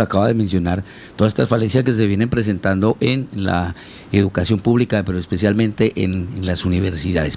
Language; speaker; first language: Spanish; native; Spanish